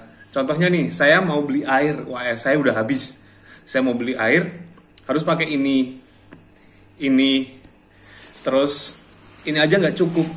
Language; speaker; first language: Indonesian; non-native, local second language; Javanese